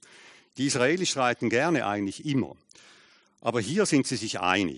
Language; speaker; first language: German; native; German